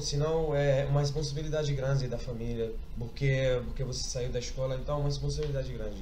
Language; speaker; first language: Portuguese; non-native, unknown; Arabic